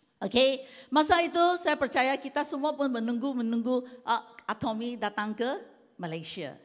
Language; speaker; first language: Malay; non-native, local second language; Chinese